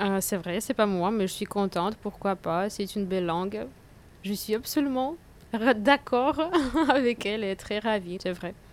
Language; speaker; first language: French; non-native, fluent; Russian